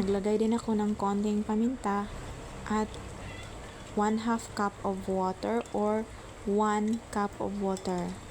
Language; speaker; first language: Filipino; non-native, local second language; Cebuano